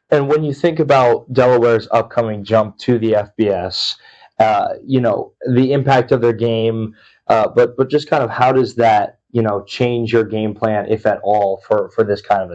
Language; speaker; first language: English; native; English